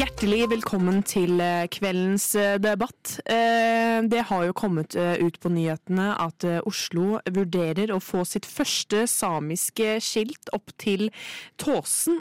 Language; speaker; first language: Norwegian; native; Norwegian